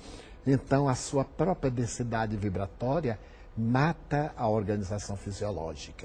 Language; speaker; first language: Portuguese; native; Portuguese